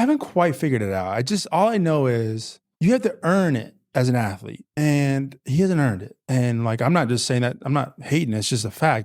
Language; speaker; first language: English; native; English